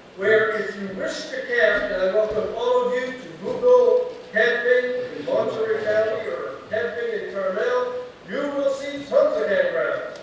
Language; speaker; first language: English; native; English